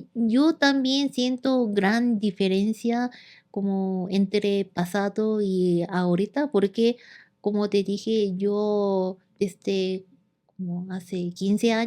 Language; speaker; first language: Spanish; non-native, learner; Korean